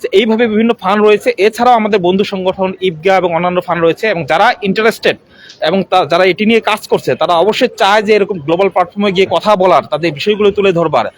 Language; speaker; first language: Bangla; non-native, local second language; Chakma